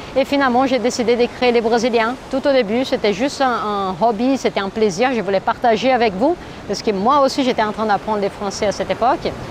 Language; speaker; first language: French; non-native, fluent; Portuguese